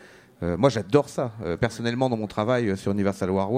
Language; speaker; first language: French; native; French